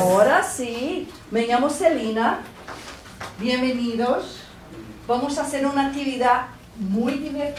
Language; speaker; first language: Spanish; non-native, fluent; Portuguese